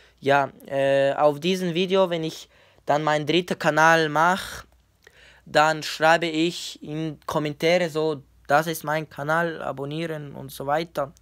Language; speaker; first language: German; non-native, learner; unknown